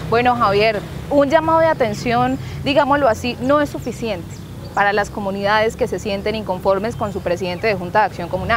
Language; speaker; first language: Spanish; native; Spanish